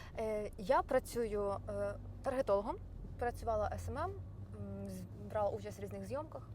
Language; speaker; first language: Ukrainian; native; Ukrainian